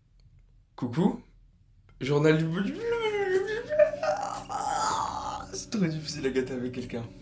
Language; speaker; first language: French; native; French